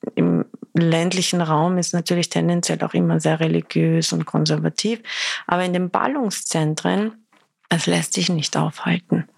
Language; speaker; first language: German; early bilingual, other home language; Persian